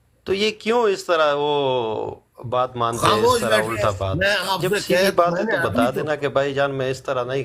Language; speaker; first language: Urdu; non-native, local second language; Pashto